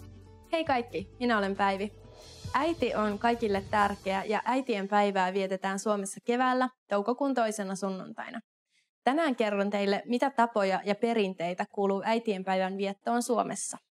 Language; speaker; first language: Finnish; native; Finnish